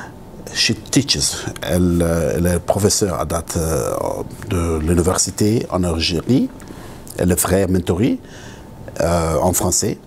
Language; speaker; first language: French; non-native, local second language; Arabic